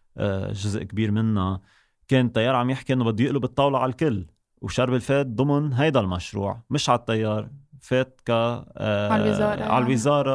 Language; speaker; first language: Arabic; native; Arabic